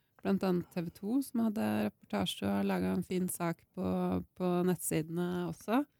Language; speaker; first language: Norwegian; native; Norwegian